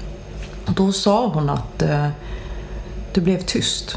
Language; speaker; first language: Swedish; early bilingual, other home language; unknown